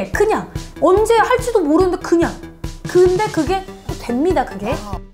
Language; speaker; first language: Korean; native; Korean